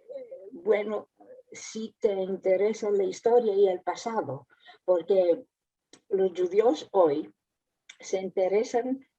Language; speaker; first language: Spanish; early bilingual, heritage; Spanish